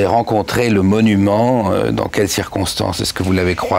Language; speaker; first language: French; native; French